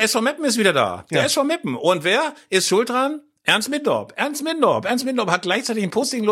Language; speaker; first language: German; native; German